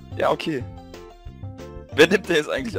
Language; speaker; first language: German; native; German